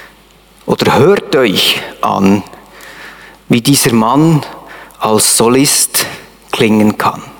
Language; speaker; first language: German; native; German